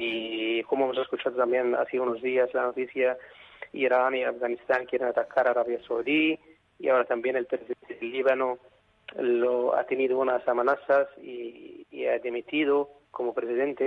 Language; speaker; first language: Spanish; non-native, fluent; Arabic